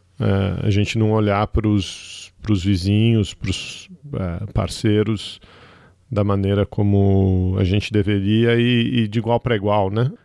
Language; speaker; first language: Portuguese; native; Portuguese